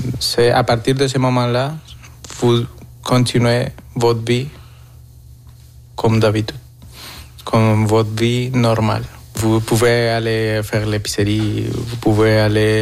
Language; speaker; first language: French; non-native, fluent; Spanish